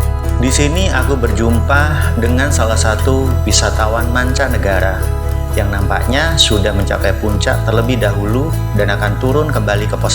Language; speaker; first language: Indonesian; native; Indonesian